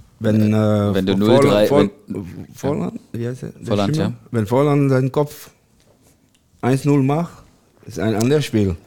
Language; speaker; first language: German; non-native, learner; French